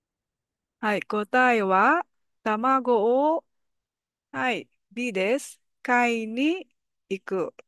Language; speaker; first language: Japanese; non-native, fluent; Filipino